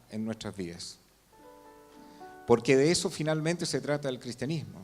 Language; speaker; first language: Spanish; native; Spanish